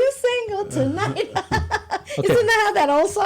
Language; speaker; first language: English; native; English